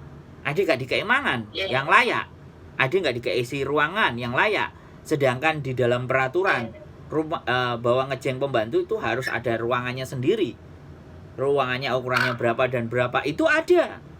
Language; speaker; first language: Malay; non-native, local second language; Javanese